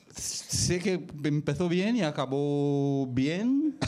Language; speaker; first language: Spanish; non-native, fluent; Romanian